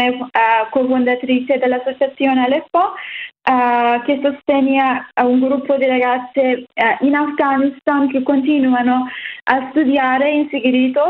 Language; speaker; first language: Italian; non-native, learner; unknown